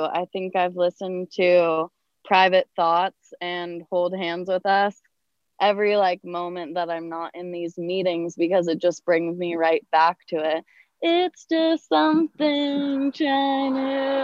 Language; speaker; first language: English; native; English